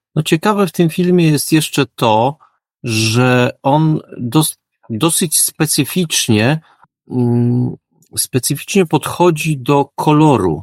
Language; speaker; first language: Polish; native; Polish